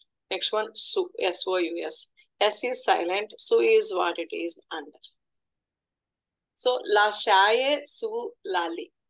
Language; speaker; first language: English; non-native, local second language; Telugu